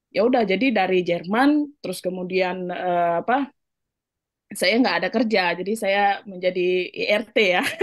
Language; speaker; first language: Indonesian; non-native, local second language; Achinese